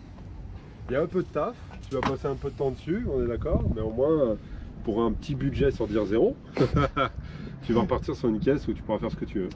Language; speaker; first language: French; native; French